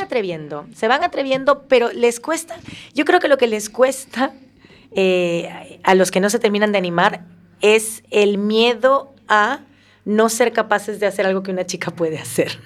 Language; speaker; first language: Spanish; native; Spanish